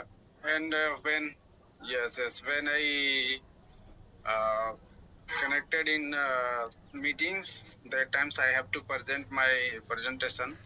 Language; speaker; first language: English; non-native, learner; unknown